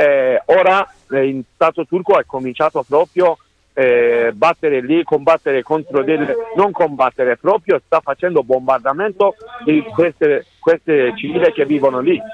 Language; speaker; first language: Italian; non-native, learner; Kurdish